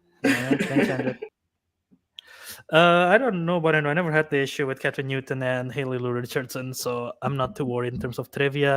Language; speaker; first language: English; native; English